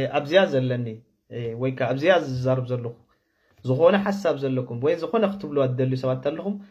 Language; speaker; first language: Tigrinya; non-native, local second language; Afar